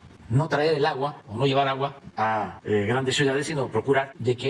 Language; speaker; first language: Spanish; native; Spanish